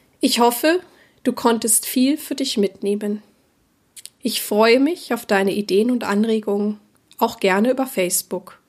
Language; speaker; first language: German; native; German